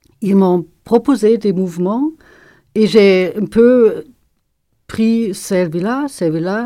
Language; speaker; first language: French; non-native, fluent; German